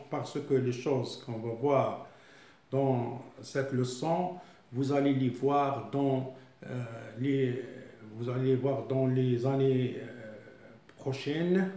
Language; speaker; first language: French; non-native, local second language; Arabic